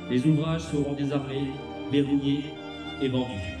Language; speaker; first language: French; native; French